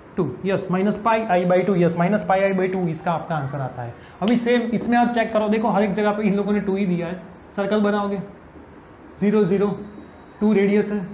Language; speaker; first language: Hindi; non-native, local second language; Gujarati